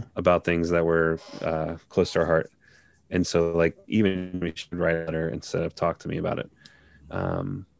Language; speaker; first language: English; native; English